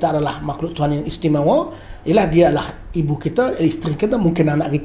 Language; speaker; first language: Malay; native; Malay